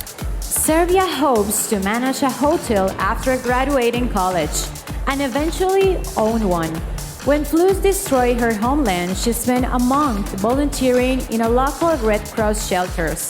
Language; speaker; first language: English; non-native, fluent; Spanish